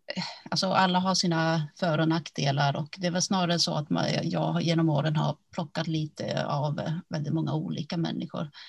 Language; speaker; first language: Swedish; early bilingual, other home language; Finnish